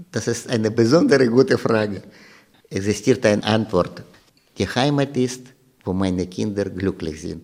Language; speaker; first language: German; non-native, learner; Russian